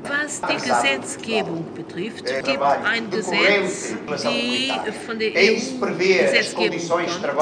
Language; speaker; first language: German; non-native, fluent; Portuguese